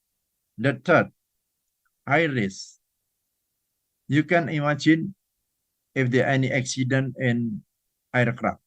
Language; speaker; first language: English; non-native, fluent; Indonesian